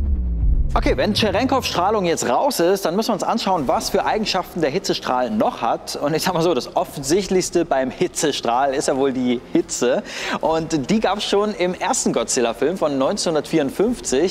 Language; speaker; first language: German; native; German